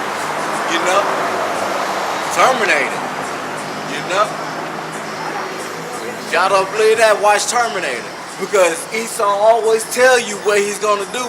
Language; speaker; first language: English; native; English